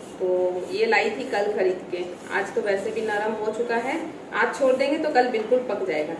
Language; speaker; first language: Hindi; non-native, local second language; Bangla